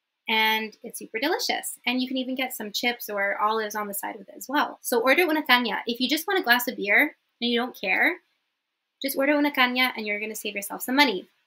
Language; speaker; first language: English; native; English